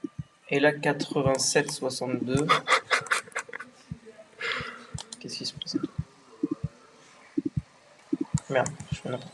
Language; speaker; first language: French; native; French